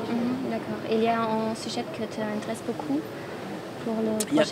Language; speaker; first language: French; non-native, fluent; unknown